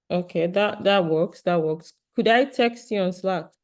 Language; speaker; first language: English; non-native, local second language; Yoruba